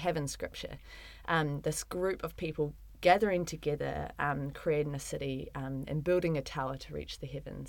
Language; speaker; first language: English; native; English